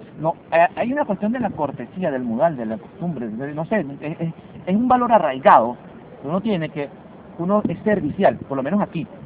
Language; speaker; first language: Spanish; native; Spanish